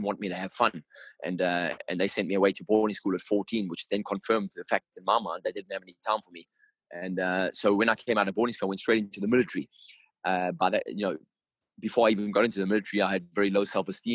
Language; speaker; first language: English; native; English